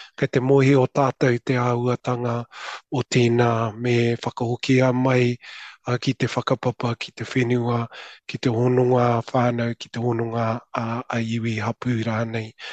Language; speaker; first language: Māori; non-native, local second language; English